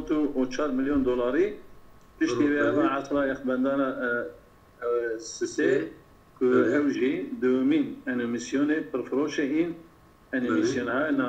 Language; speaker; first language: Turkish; non-native, local second language; Kurdish